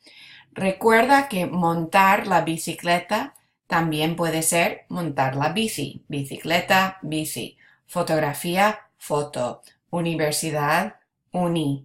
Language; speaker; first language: Spanish; non-native, fluent; English